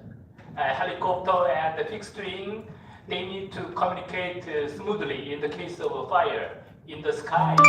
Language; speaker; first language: English; non-native, fluent; Korean